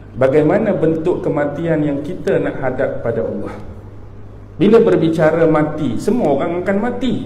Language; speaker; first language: Malay; native; Malay